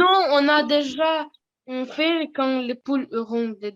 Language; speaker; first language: French; non-native, learner; Russian